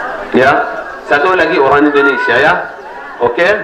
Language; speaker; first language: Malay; non-native, learner; Arabic